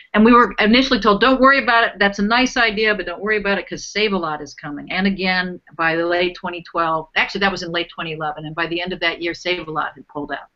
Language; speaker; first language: English; native; English